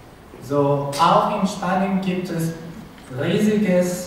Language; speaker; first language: German; non-native, learner; Spanish